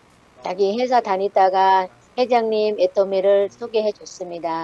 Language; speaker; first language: Korean; non-native, learner; Thai